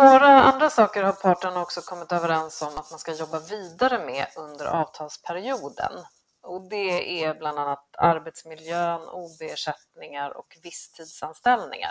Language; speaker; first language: Swedish; native; Swedish